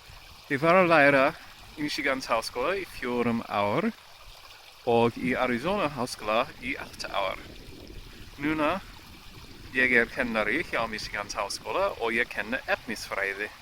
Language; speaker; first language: Icelandic; non-native, learner; English